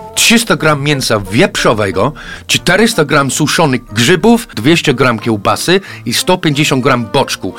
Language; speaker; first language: Polish; non-native, fluent; English